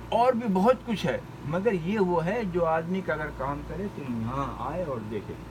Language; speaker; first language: Urdu; native; Urdu